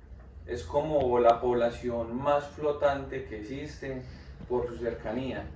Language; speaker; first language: Spanish; native; Spanish